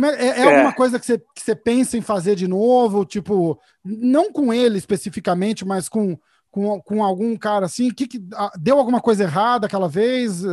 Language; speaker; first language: Portuguese; native; Portuguese